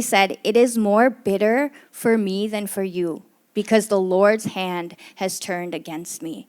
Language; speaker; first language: English; native; English